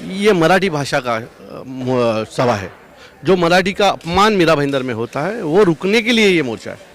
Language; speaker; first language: Hindi; non-native, local second language; Marathi